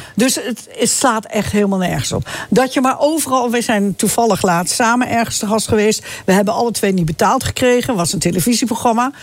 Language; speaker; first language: Dutch; native; Dutch